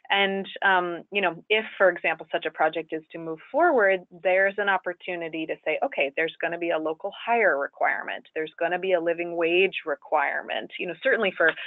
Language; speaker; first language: English; native; English